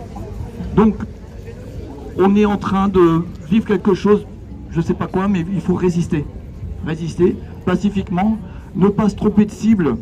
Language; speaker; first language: French; native; French